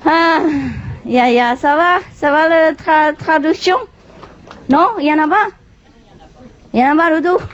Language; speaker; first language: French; non-native, fluent; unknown